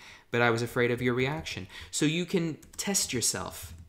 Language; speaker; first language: English; native; English